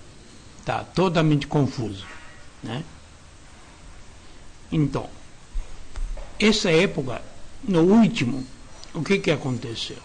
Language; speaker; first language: Portuguese; non-native, learner; Japanese